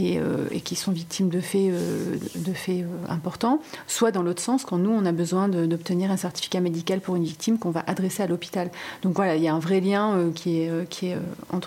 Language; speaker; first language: French; native; French